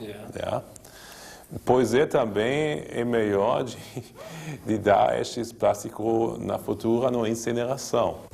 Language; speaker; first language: Portuguese; non-native, learner; German